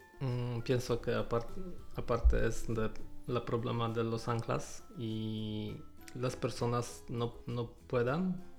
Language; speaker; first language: Spanish; non-native, learner; Polish